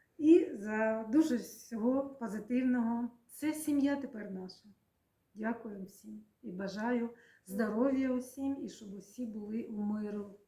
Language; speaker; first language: Ukrainian; non-native, local second language; Russian